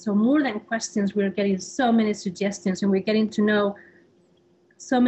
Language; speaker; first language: English; non-native, fluent; Spanish